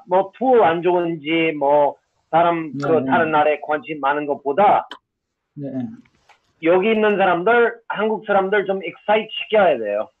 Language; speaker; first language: Korean; non-native, fluent; English